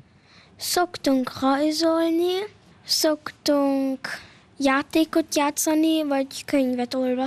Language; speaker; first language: Hungarian; early bilingual, heritage; Hungarian